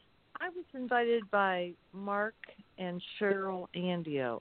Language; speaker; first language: English; native; English